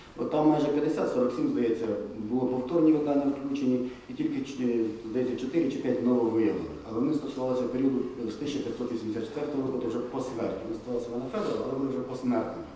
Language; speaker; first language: Ukrainian; native; Ukrainian